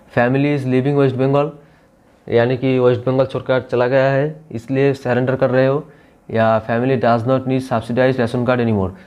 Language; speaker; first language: Hindi; non-native, local second language; Bangla